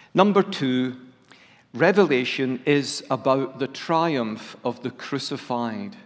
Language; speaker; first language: English; native; English